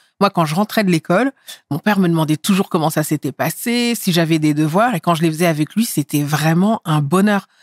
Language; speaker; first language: French; early bilingual, other home language; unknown